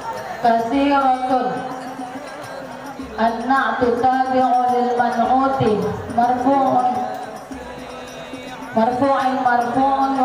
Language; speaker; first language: Arabic; non-native, learner; Indonesian